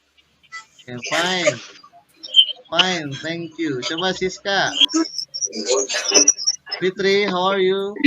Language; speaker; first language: English; non-native, learner; Indonesian